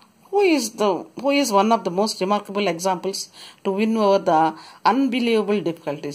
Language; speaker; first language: English; non-native, local second language; Telugu